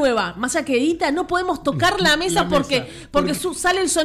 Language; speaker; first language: Spanish; native; Spanish